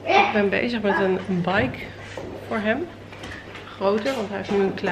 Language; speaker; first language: Dutch; native; Dutch